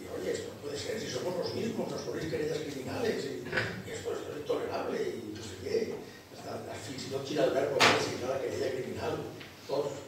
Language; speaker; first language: Spanish; non-native, local second language; Catalan